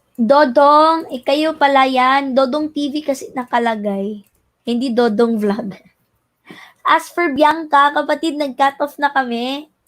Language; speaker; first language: Filipino; non-native, local second language; Cebuano